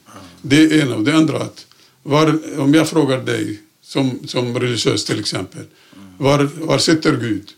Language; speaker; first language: Swedish; non-native, fluent; Arabic